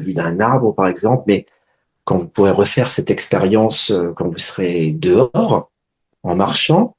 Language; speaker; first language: French; native; French